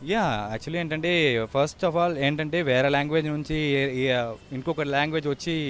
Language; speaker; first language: Telugu; early bilingual, heritage; Tamil